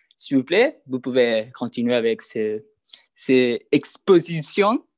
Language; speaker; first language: French; non-native, learner; Spanish